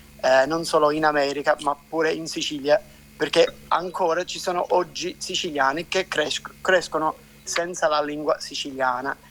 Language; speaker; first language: Italian; non-native, fluent; English